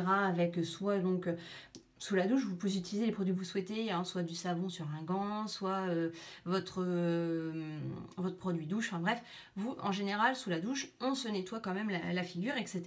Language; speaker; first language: French; native; French